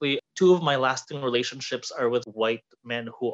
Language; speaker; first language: English; non-native, local second language; Filipino